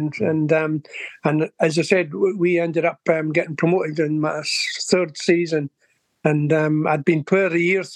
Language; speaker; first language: English; native; English